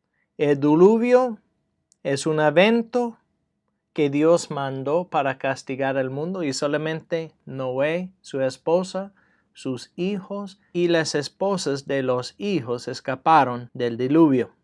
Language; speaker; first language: Spanish; non-native, fluent; English